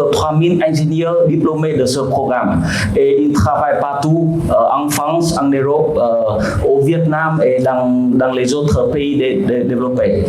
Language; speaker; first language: French; non-native, fluent; Vietnamese